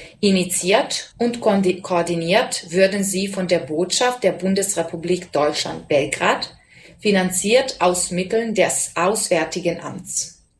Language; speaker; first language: German; non-native, fluent; Serbian